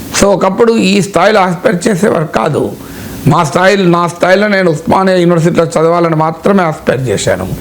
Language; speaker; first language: Telugu; native; Telugu